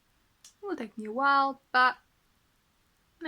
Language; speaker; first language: English; non-native, fluent; French